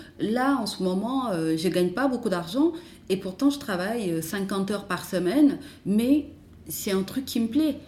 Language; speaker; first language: French; non-native, local second language; Wolof